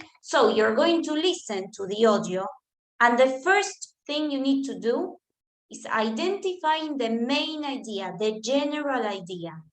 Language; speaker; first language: English; non-native, fluent; Spanish